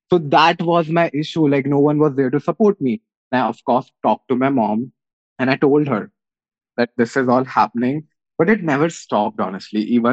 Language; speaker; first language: English; non-native, local second language; Hindi